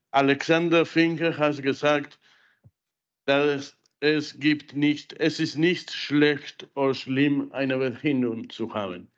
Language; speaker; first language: German; non-native, fluent; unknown